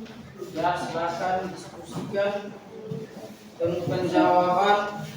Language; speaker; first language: Indonesian; native; Indonesian